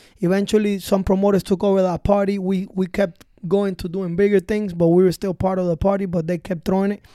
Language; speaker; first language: English; early bilingual, other home language; Spanish